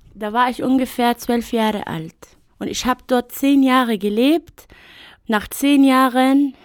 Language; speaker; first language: German; non-native, fluent; Arabic